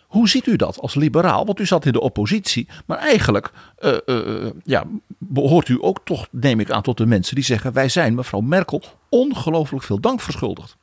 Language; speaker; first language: Dutch; native; Dutch